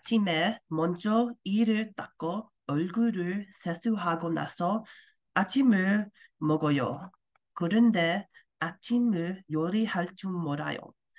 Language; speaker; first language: Korean; non-native, learner; English